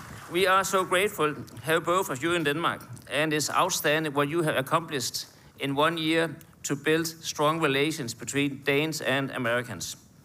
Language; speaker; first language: English; non-native, fluent; Danish